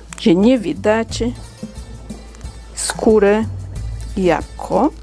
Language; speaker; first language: Polish; non-native, learner; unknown